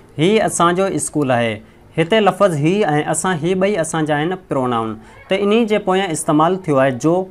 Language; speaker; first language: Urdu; non-native, local second language; Sindhi